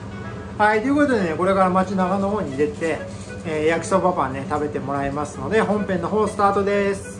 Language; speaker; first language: Japanese; native; Japanese